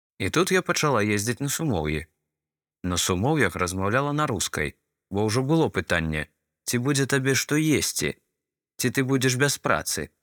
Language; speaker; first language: Belarusian; non-native, local second language; Russian